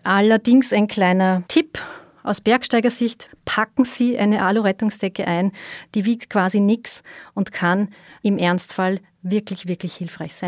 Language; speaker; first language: German; native; German